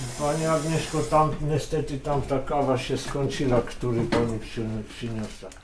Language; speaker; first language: Polish; non-native, fluent; Armenian